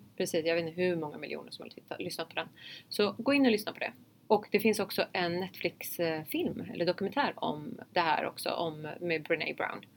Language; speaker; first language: Swedish; early bilingual, other home language; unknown